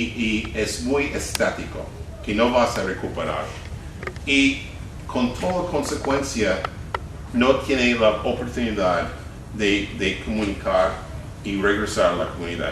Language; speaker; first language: Spanish; non-native, fluent; English